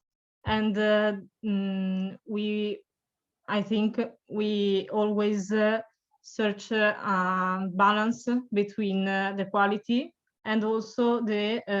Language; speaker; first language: English; non-native, learner; Italian